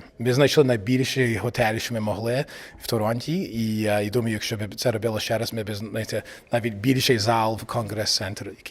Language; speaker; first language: Ukrainian; early bilingual, heritage; English